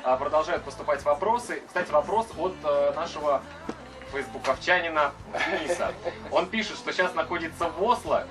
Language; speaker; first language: Russian; native; Russian